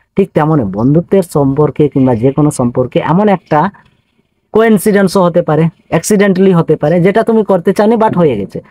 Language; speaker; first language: Bangla; non-native, local second language; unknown